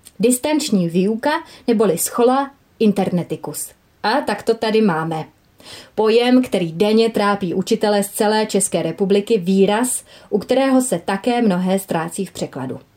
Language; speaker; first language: Czech; native; Czech